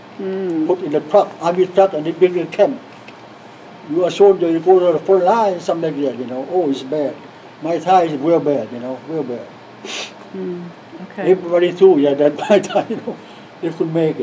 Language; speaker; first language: English; non-native, learner; Lao